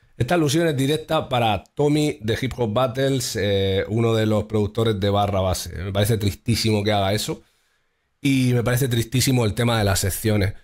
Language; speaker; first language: Spanish; native; Spanish